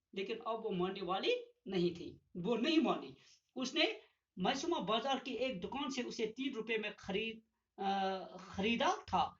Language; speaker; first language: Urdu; non-native, local second language; Gujari